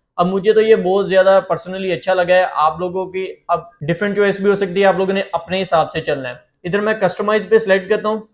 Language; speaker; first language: Urdu; native; Urdu